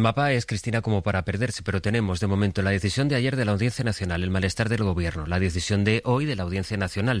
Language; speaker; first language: Spanish; native; Spanish